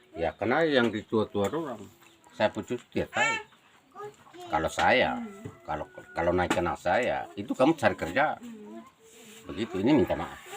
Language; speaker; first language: Indonesian; non-native, local second language; Tetum